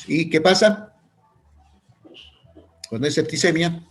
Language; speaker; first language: Spanish; native; Spanish